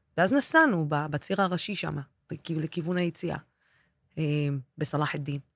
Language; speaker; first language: Hebrew; non-native, local second language; Arabic